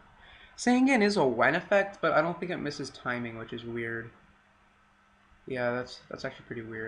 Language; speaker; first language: English; native; English